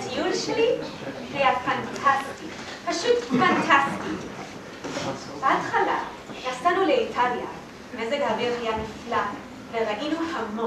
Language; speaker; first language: Hebrew; non-native, learner; English